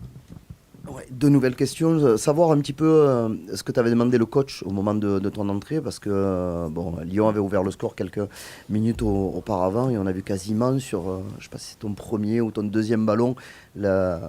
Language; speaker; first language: French; native; French